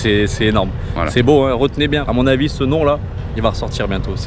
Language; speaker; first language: French; native; French